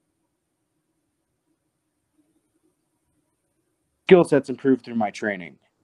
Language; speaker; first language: English; native; English